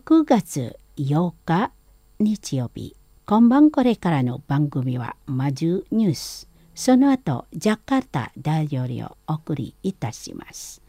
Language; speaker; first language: Japanese; non-native, fluent; Indonesian